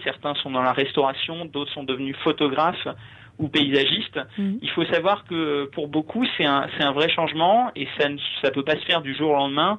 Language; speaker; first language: French; native; French